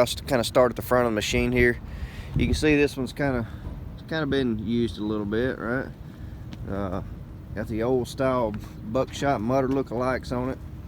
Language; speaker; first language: English; native; English